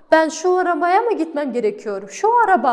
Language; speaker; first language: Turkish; non-native, fluent; Kazakh